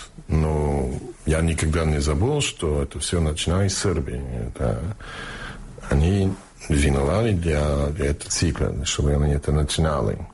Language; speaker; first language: Russian; early bilingual, heritage; Russian